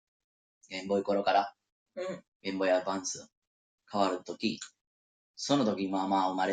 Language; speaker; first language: Japanese; non-native, learner; Spanish